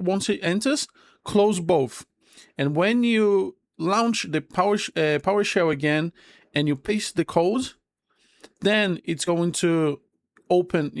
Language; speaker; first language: English; non-native, fluent; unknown